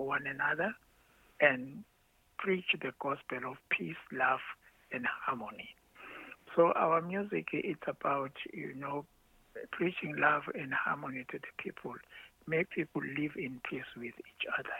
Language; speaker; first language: English; non-native, local second language; Zulu